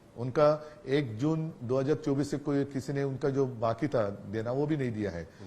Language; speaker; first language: Hindi; non-native, local second language; Marathi